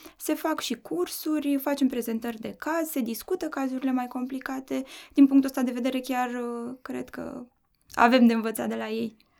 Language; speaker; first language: Romanian; native; Romanian